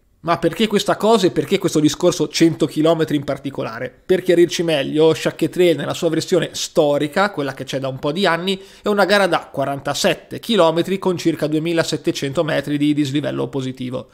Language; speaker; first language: Italian; native; Italian